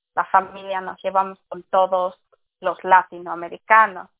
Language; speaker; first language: Spanish; early bilingual, heritage; English